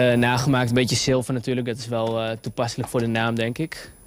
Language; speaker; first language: Dutch; native; Dutch